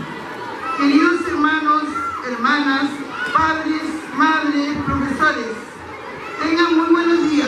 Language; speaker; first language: Spanish; native; Spanish